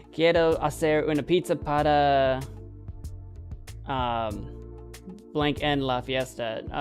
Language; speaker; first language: Spanish; non-native, learner; English